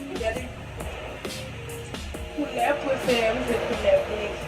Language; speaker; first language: French; non-native, learner; Haitian Creole